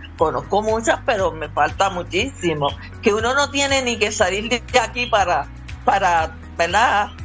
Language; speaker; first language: Spanish; native; Spanish